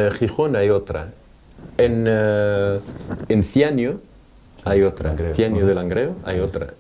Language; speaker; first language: Spanish; non-native, fluent; Arabic